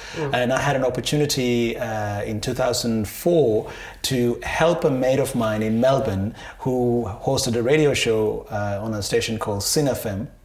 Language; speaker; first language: English; non-native, local second language; Sinhala